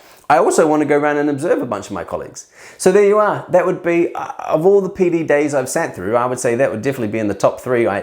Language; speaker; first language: English; native; English